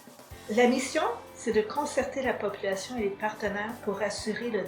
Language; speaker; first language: French; native; French